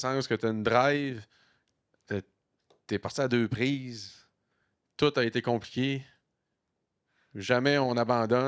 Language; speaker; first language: French; native; French